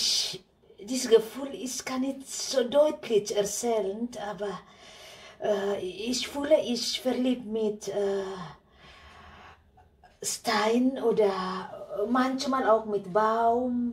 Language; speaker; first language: German; non-native, learner; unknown